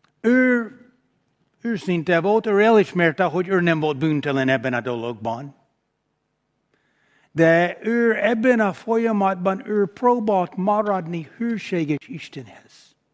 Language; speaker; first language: Hungarian; non-native, fluent; English